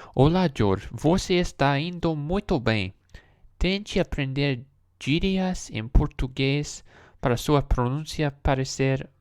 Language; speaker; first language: Portuguese; non-native, learner; English